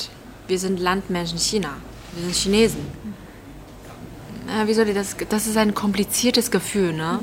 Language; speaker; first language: German; non-native, fluent; Chinese